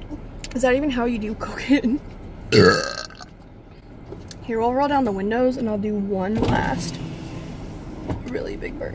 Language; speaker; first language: English; native; English